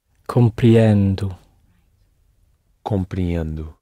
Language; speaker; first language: Portuguese; non-native, learner; English